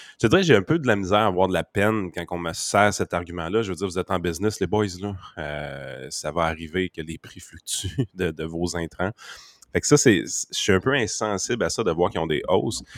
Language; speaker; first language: French; native; French